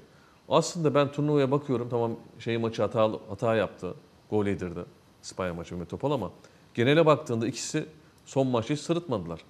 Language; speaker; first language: Turkish; native; Turkish